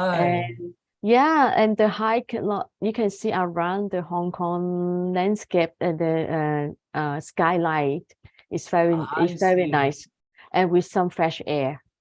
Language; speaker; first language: English; non-native, fluent; Cantonese